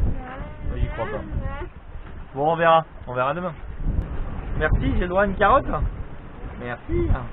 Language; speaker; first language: French; native; French